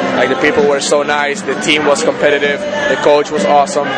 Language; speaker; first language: English; non-native, fluent; Spanish